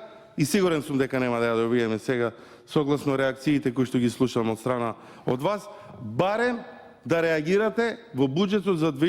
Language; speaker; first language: Macedonian; native; Macedonian